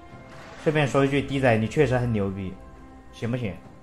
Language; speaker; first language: Chinese; native; Chinese